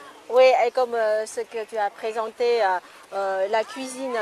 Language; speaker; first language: French; non-native, fluent; Chinese